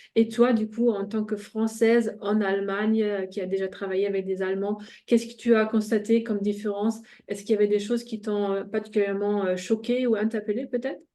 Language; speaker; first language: French; non-native, fluent; German